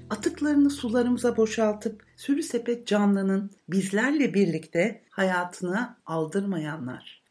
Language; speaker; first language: Turkish; native; Turkish